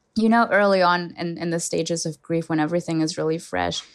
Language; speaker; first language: English; non-native, fluent; German